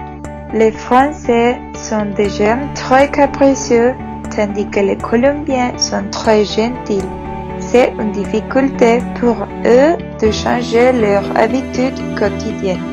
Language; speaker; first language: French; non-native, learner; Spanish